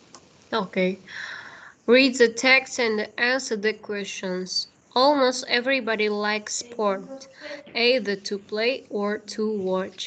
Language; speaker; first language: English; non-native, learner; Kazakh